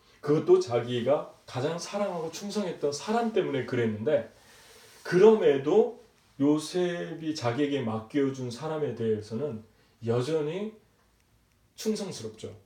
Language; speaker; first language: Korean; native; Korean